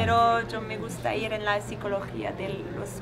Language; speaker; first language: Spanish; non-native, learner; French